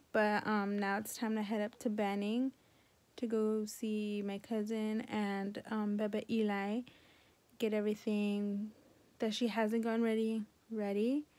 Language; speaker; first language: English; early bilingual, other home language; Spanish